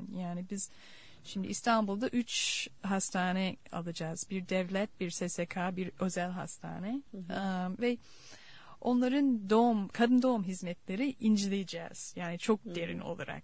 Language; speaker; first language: Turkish; non-native, fluent; English